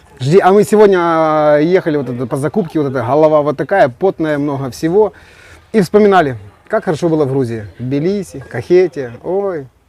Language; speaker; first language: Russian; native; Russian